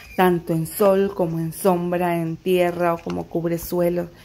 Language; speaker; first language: Spanish; native; Spanish